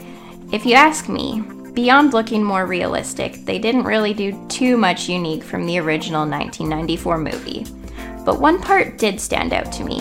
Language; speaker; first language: English; native; English